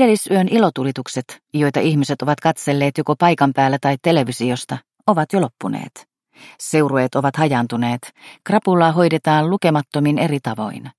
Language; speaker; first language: Finnish; native; Finnish